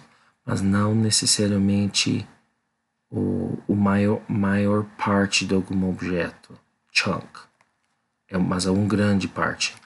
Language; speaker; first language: Portuguese; non-native, learner; English